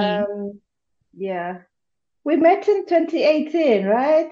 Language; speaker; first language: English; non-native, local second language; Tsonga